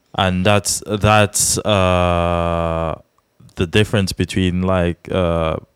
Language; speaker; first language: English; non-native, fluent; Czech